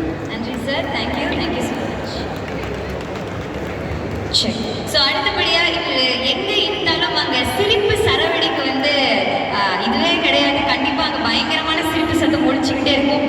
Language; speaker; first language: Tamil; native; Tamil